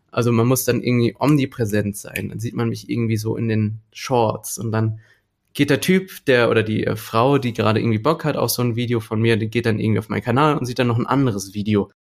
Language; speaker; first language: German; native; German